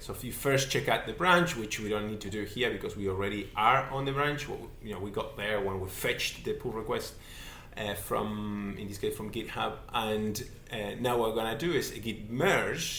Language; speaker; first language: English; non-native, fluent; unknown